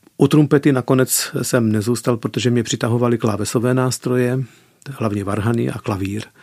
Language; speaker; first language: Czech; early bilingual, heritage; Czech